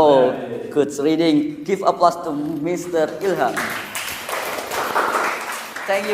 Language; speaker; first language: English; non-native, learner; Indonesian